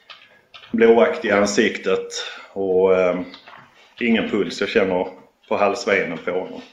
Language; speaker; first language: Swedish; native; Swedish